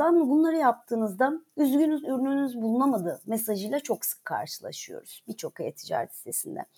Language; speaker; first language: Turkish; native; Turkish